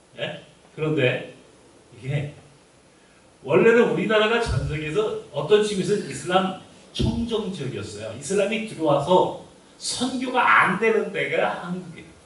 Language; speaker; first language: Korean; native; Korean